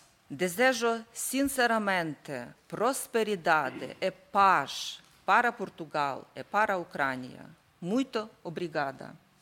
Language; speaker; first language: Portuguese; non-native, learner; Ukrainian